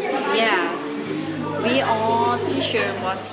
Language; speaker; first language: English; non-native, learner; Thai